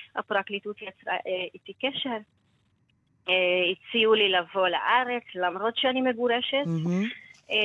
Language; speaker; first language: Hebrew; non-native, fluent; Hungarian